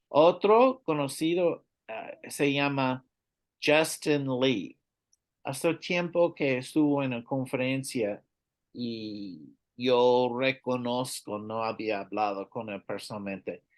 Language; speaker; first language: Spanish; non-native, learner; English